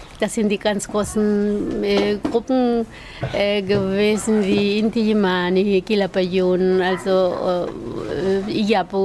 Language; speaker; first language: German; non-native, fluent; Spanish